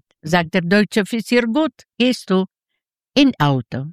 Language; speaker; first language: German; non-native, learner; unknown